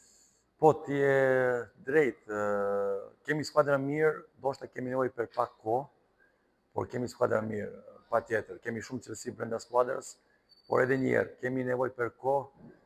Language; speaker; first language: Albanian; non-native, learner; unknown